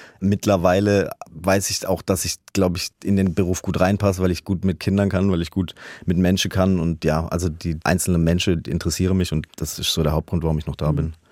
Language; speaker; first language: German; native; German